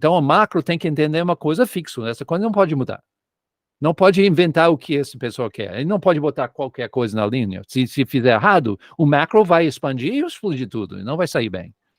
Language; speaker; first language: Portuguese; non-native, fluent; English